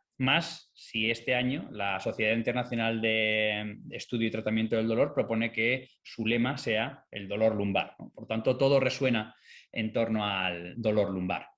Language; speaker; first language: Spanish; native; Spanish